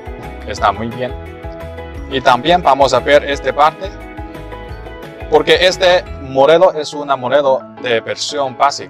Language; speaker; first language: Spanish; non-native, learner; Chinese